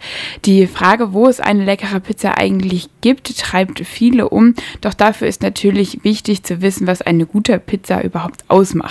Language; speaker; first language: German; native; German